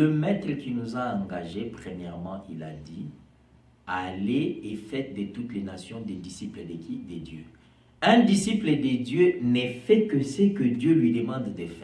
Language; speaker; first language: French; non-native, local second language; Lingala